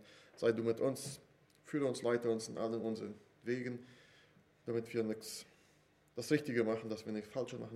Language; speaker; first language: German; non-native, fluent; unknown